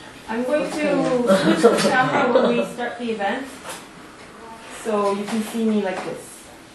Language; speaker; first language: English; non-native, fluent; Korean